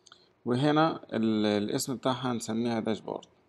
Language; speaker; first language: Arabic; native; Arabic